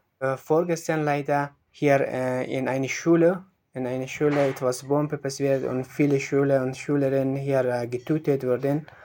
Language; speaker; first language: German; non-native, learner; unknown